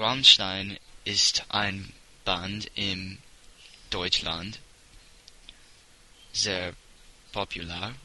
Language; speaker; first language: German; non-native, learner; English